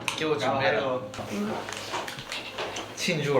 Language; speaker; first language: Chinese; non-native, fluent; Japanese